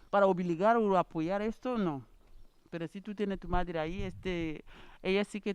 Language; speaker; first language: Spanish; non-native, learner; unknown